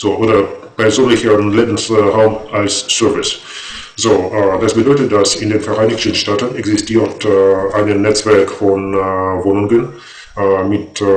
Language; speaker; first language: German; non-native, fluent; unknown